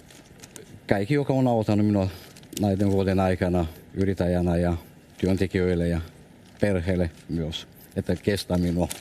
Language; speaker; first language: Finnish; non-native, fluent; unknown